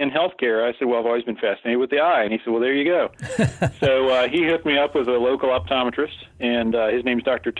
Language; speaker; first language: English; native; English